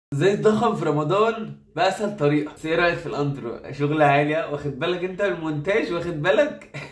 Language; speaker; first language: Arabic; native; Arabic